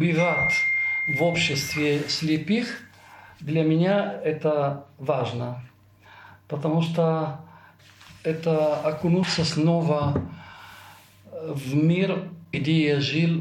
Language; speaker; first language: Russian; non-native, fluent; Italian